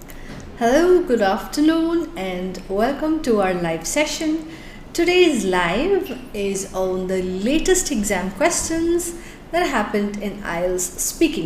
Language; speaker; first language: English; non-native, local second language; Malayalam